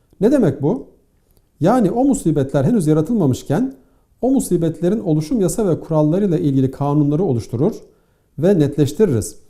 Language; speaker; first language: Turkish; native; Turkish